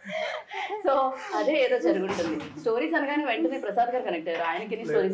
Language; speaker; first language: Telugu; native; Telugu